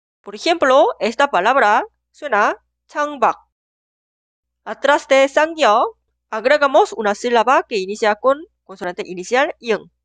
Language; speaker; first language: Spanish; non-native, fluent; Korean